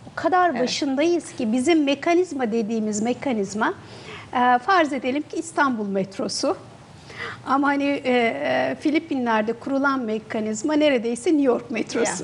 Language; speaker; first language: Turkish; native; Turkish